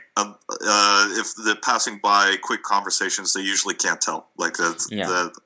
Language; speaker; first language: English; non-native, fluent; Russian